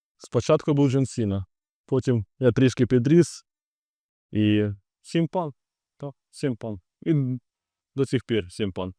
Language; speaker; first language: Ukrainian; non-native, local second language; Russian